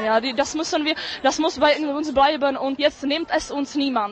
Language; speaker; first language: German; non-native, fluent; Czech